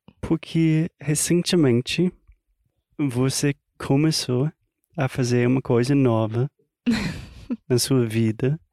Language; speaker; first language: Portuguese; non-native, learner; English